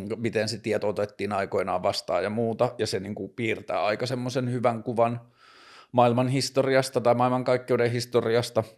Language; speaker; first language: Finnish; native; Finnish